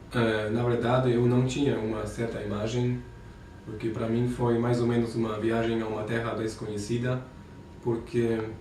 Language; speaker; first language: Portuguese; non-native, fluent; German